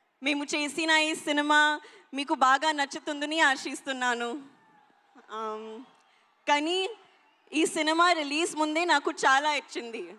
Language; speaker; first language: Telugu; non-native, learner; Hindi